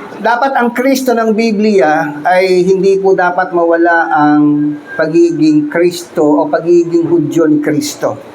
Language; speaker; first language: Filipino; native; Filipino